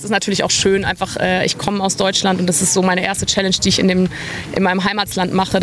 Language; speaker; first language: German; native; German